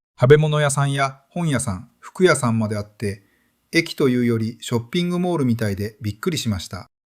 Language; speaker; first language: Japanese; non-native, fluent; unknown